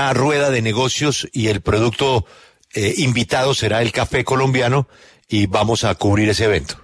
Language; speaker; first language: Spanish; native; Spanish